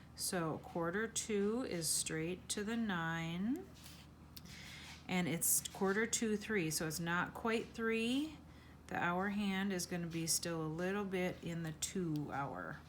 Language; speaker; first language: English; native; English